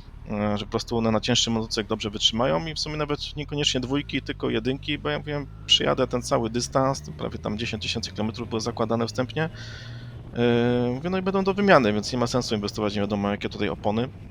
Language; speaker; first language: Polish; native; Polish